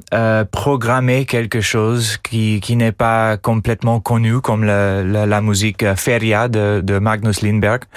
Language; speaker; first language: French; non-native, fluent; English